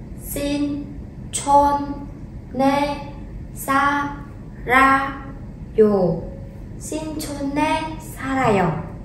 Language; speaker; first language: Korean; non-native, fluent; Vietnamese